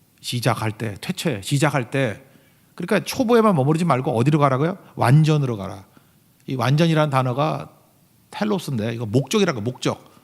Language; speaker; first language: Korean; native; Korean